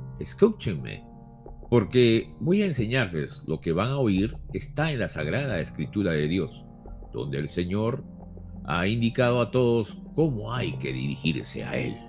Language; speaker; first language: Spanish; native; Spanish